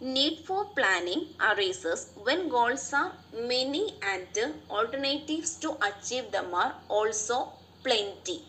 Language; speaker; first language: English; non-native, local second language; Malayalam